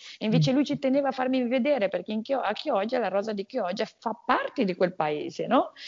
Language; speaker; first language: Italian; non-native, fluent; Portuguese